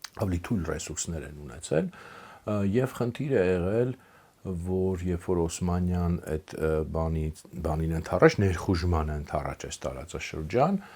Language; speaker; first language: Armenian; native; Armenian